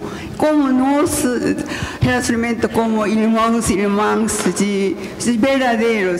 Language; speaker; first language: Portuguese; non-native, learner; Korean